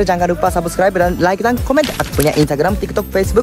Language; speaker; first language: Indonesian; non-native, fluent; Japanese